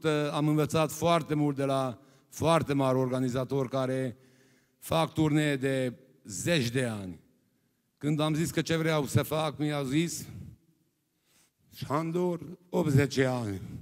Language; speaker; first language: Romanian; non-native, local second language; Hungarian